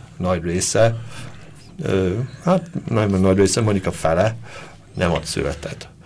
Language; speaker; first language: Hungarian; early bilingual, heritage; Hungarian